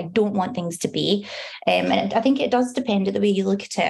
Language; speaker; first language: English; native; English